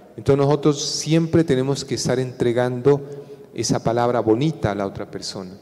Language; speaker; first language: Spanish; non-native, local second language; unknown